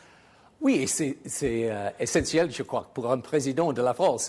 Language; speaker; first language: French; non-native, fluent; English